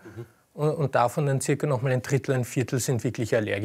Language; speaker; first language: German; native; German